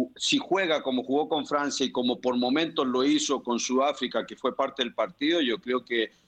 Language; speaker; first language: Spanish; native; Spanish